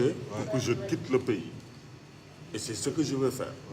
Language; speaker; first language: French; non-native, local second language; Wolof